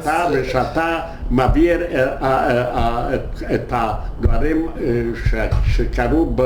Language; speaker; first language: Hebrew; non-native, fluent; Yiddish